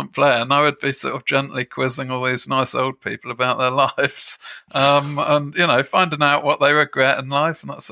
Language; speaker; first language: English; native; English